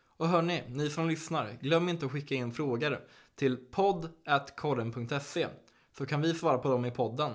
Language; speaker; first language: Swedish; native; Swedish